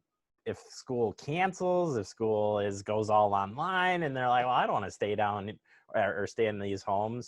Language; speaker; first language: English; native; English